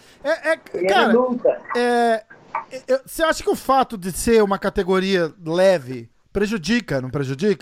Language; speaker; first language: Portuguese; native; Portuguese